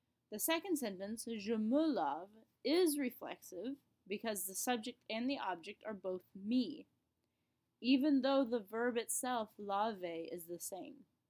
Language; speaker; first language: English; native; English